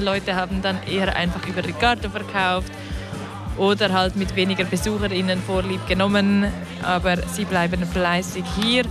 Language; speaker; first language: German; native; German